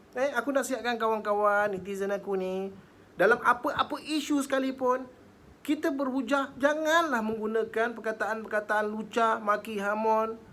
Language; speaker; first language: Malay; native; Malay